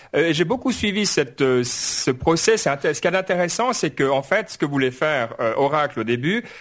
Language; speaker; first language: French; native; French